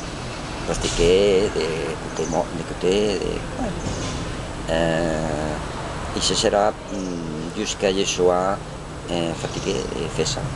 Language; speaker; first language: French; non-native, learner; Spanish